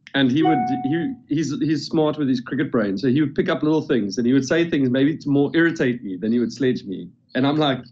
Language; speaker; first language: English; native; English